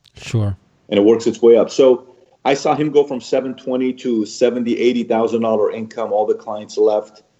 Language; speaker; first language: English; early bilingual, other home language; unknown